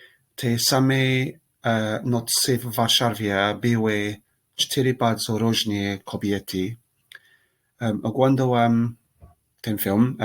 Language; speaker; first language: Polish; non-native, learner; English